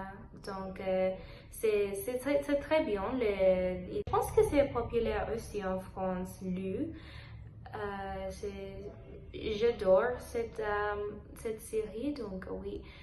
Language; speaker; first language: French; non-native, learner; Telugu